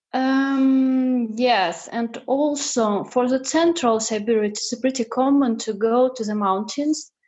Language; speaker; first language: English; non-native, learner; Russian